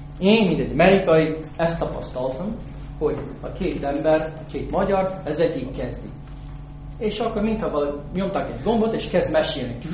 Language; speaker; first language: Hungarian; non-native, fluent; English